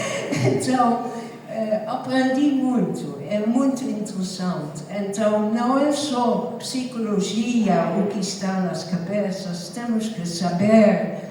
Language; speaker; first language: Portuguese; non-native, fluent; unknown